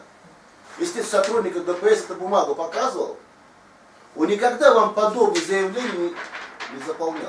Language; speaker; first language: Russian; non-native, fluent; Tajik